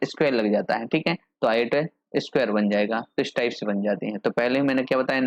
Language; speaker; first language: Hindi; native; Hindi